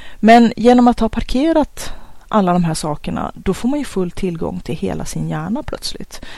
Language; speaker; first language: Swedish; native; Swedish